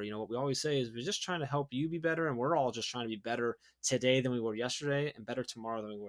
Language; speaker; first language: English; native; English